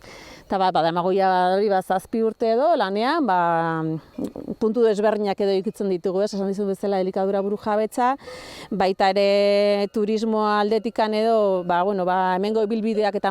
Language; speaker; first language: Basque; native; Basque